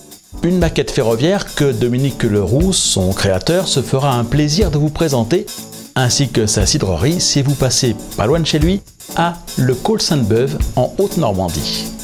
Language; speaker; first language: French; native; French